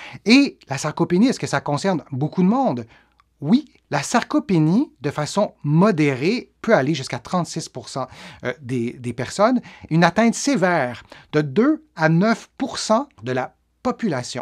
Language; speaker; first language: French; native; French